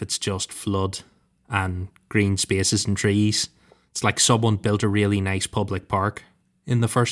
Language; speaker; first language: English; native; English